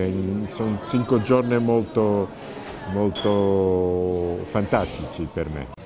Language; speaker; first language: Italian; non-native, learner; Portuguese